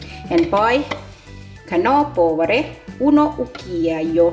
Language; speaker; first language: Italian; non-native, learner; Thai